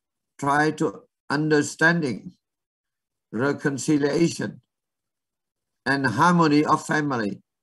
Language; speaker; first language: English; non-native, learner; Vietnamese